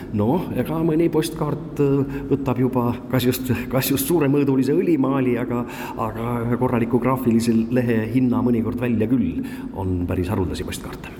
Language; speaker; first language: Estonian; native; Estonian